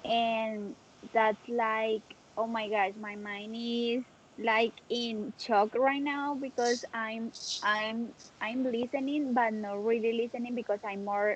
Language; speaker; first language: English; non-native, learner; Spanish